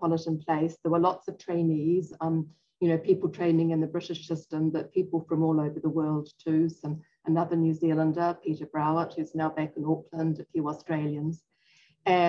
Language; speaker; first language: English; native; English